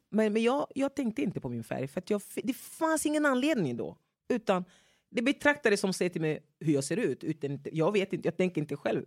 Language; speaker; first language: Swedish; non-native, fluent; French